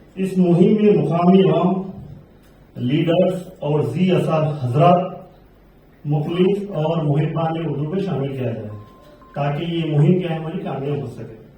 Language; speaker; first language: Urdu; native; Urdu